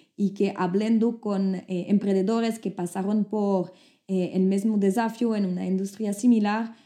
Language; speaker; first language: Spanish; non-native, fluent; French